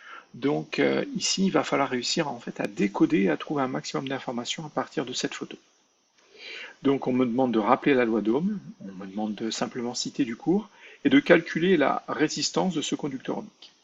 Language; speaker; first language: French; native; French